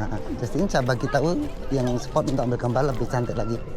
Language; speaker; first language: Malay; non-native, local second language; Indonesian